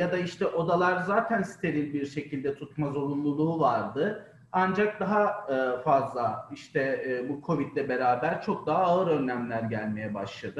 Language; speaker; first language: Turkish; native; Turkish